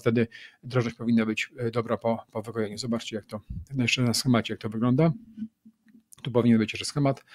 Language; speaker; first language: Polish; native; Polish